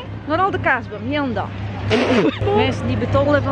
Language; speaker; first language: Dutch; native; Dutch